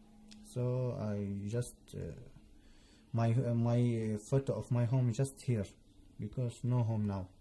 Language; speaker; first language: English; non-native, learner; Arabic